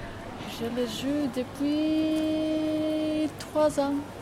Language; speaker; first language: French; non-native, learner; Czech